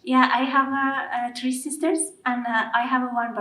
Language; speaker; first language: English; non-native, learner; Persian